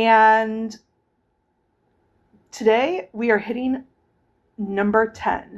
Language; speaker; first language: English; native; English